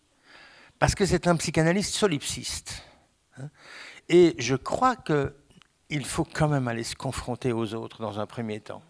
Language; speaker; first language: French; native; French